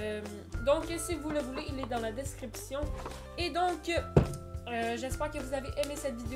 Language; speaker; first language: French; native; French